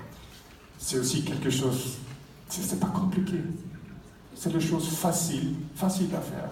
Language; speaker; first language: French; non-native, fluent; Swedish